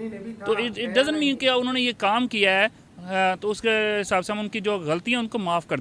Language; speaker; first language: Hindi; native; Hindi